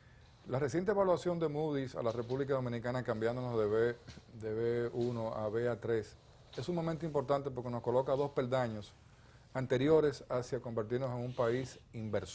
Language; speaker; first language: Spanish; native; Spanish